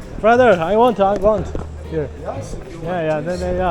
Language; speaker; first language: English; non-native, learner; Korean